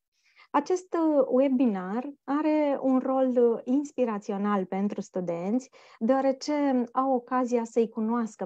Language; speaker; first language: Romanian; native; Romanian